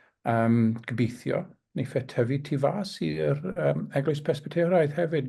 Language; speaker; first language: Welsh; non-native, local second language; English